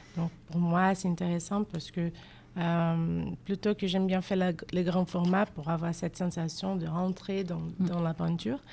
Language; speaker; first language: French; non-native, fluent; Portuguese